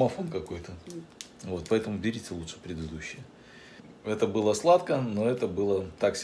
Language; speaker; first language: Russian; native; Russian